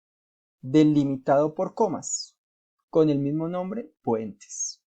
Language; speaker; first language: Spanish; native; Spanish